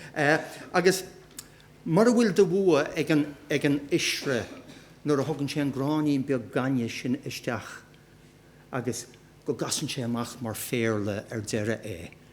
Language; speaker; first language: Irish; native; Irish